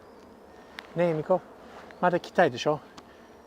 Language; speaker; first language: Japanese; non-native, learner; English